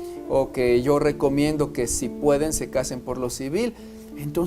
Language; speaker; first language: Spanish; native; Spanish